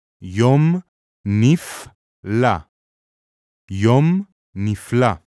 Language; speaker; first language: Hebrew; native; Hebrew